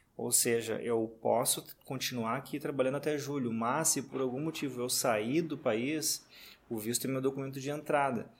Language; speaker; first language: Portuguese; native; Portuguese